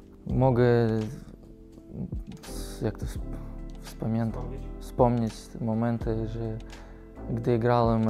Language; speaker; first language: Polish; non-native, learner; Russian